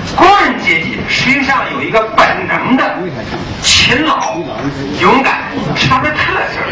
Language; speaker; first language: Chinese; early bilingual, other home language; English